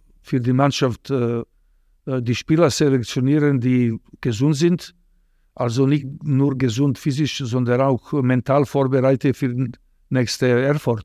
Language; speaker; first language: German; non-native, fluent; Serbian